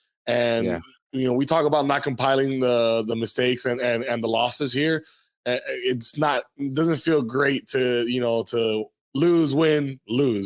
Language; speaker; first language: English; native; English